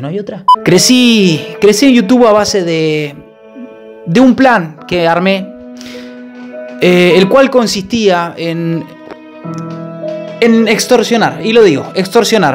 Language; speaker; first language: Spanish; native; Spanish